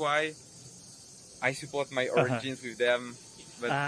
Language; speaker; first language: English; non-native, fluent; French